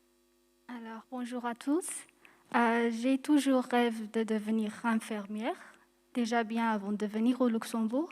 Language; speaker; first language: French; non-native, fluent; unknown